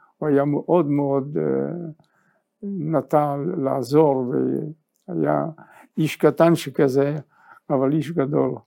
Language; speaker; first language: Hebrew; non-native, fluent; Yiddish